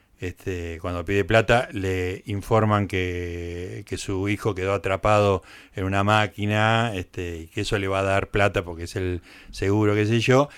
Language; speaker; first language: Spanish; native; Spanish